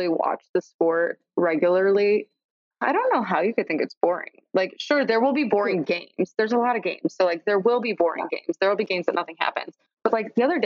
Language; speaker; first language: English; native; English